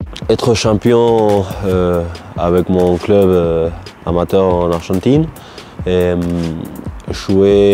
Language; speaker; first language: French; non-native, learner; Spanish